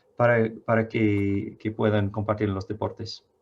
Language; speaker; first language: Spanish; non-native, fluent; English